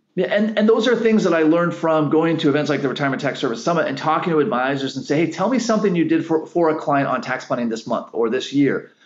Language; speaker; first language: English; native; English